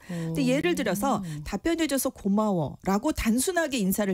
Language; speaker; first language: Korean; native; Korean